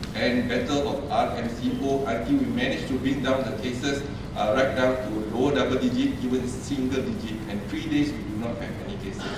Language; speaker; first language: English; non-native, local second language; Malay